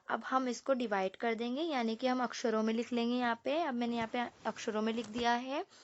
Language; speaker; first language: Hindi; native; Hindi